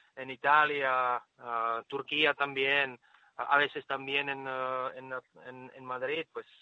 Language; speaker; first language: Spanish; non-native, fluent; Czech